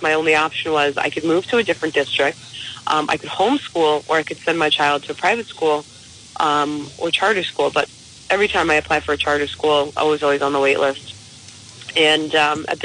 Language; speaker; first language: English; native; English